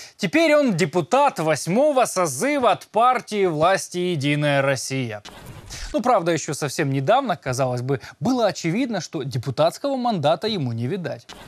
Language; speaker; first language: Russian; native; Russian